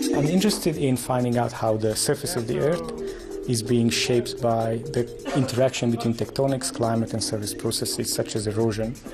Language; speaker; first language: English; non-native, fluent; Romanian